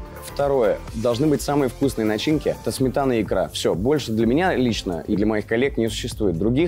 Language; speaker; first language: Russian; native; Russian